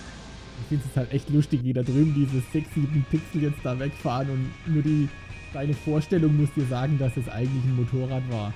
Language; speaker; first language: German; native; German